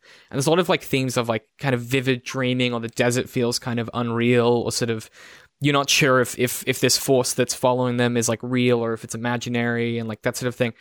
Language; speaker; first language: English; native; English